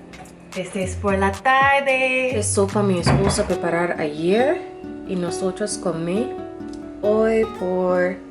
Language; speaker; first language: Spanish; non-native, learner; English